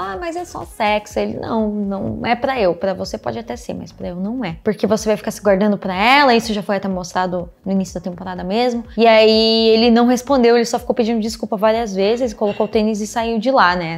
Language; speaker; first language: Portuguese; native; Portuguese